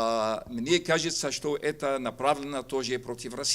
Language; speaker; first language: Russian; non-native, fluent; Arabic